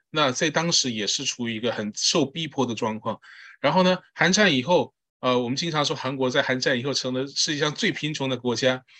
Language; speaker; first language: Chinese; early bilingual, heritage; Chinese